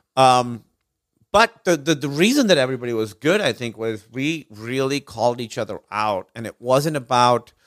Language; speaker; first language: English; non-native, local second language; Urdu